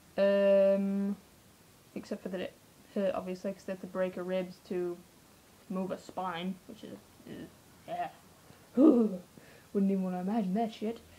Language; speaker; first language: English; native; English